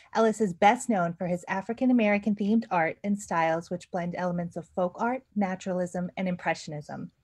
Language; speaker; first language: English; native; English